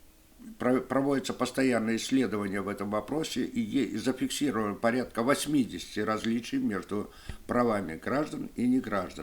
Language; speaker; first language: Russian; native; Russian